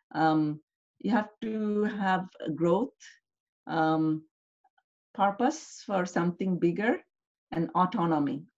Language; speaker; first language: English; non-native, local second language; Bangla